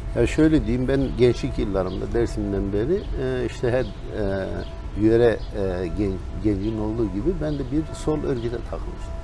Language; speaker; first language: Turkish; non-native, local second language; Zaza